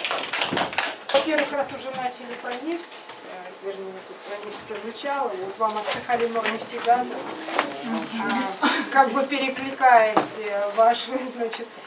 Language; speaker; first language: Russian; native; Russian